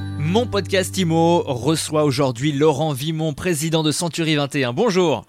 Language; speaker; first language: French; native; French